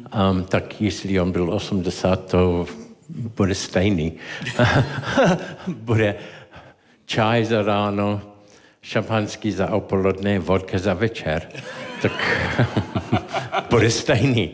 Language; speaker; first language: Czech; non-native, learner; English